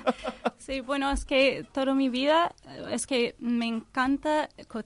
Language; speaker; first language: Spanish; non-native, learner; English